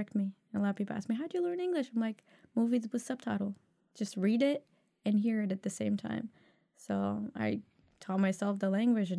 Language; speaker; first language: English; non-native, fluent; Arabic